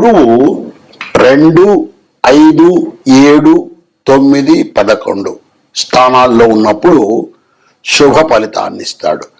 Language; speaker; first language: Telugu; native; Telugu